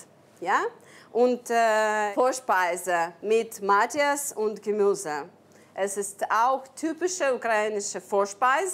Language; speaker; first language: German; non-native, learner; Ukrainian